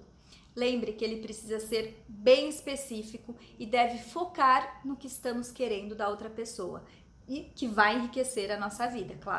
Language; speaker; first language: Portuguese; native; Portuguese